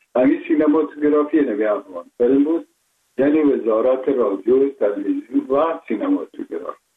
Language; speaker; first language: Persian; native; Persian